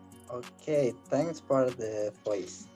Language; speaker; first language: English; non-native, learner; Indonesian